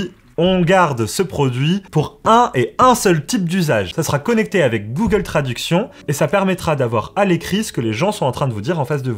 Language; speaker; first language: French; native; French